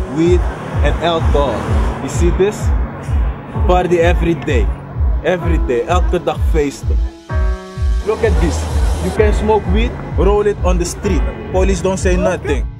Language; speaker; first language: English; native; English